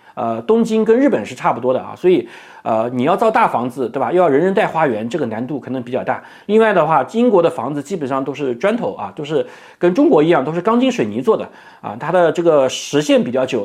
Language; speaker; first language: Chinese; native; Chinese